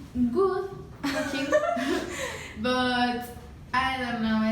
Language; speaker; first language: English; non-native, learner; Spanish